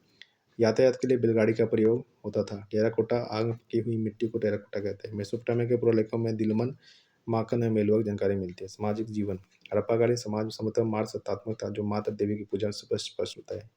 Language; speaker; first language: Hindi; native; Hindi